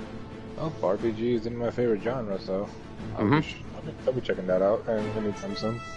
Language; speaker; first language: English; native; English